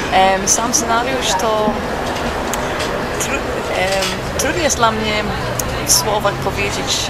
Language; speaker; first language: Polish; non-native, fluent; English